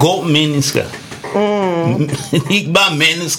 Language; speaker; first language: Danish; non-native, fluent; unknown